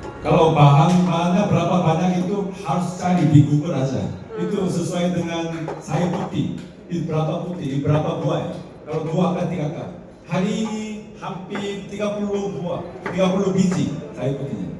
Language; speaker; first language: Indonesian; non-native, learner; Korean